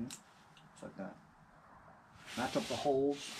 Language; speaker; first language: English; native; English